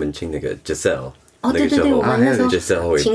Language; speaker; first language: Chinese; non-native, learner; English